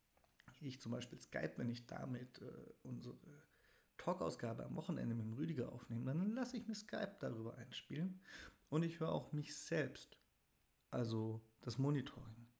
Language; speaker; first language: German; native; German